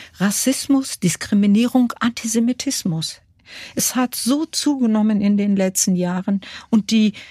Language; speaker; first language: German; early bilingual, other home language; Kurdish